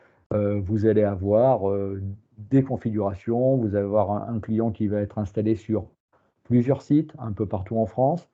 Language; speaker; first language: French; native; French